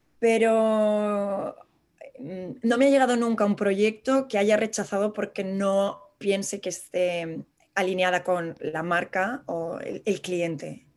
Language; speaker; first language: Spanish; native; Spanish